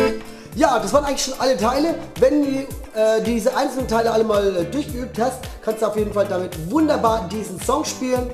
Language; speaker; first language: German; native; German